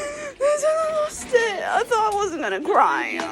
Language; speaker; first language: English; native; English